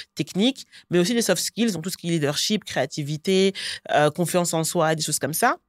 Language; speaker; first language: French; native; French